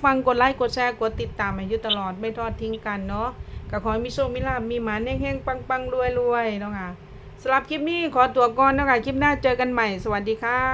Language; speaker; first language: Thai; non-native, local second language; Lao